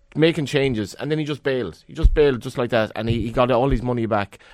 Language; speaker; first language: English; native; English